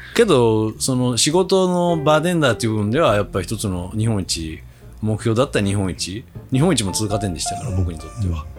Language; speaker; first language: Japanese; native; Japanese